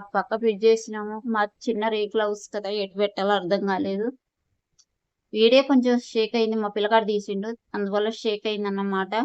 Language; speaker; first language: Telugu; native; Telugu